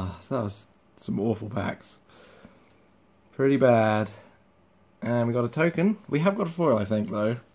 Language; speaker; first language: English; native; English